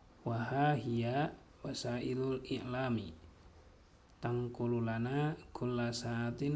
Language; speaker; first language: Arabic; non-native, learner; Indonesian